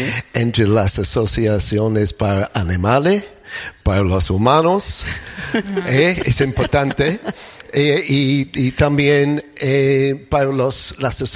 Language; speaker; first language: Spanish; non-native, learner; English